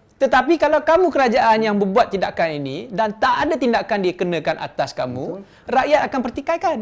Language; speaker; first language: Malay; non-native, local second language; Chinese